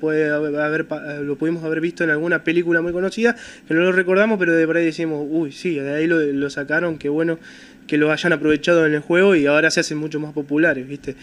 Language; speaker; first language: Spanish; native; Spanish